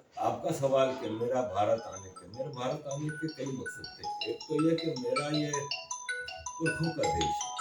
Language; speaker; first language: Urdu; native; Urdu